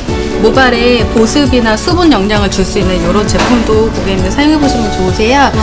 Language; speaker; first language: Korean; early bilingual, heritage; Korean